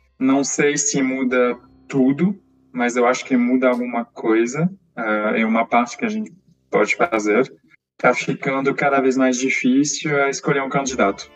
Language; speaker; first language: Portuguese; non-native, fluent; French